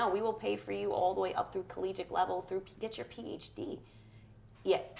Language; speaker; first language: English; early bilingual, other home language; Russian